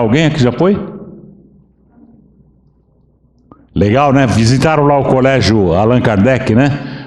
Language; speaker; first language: Portuguese; native; Portuguese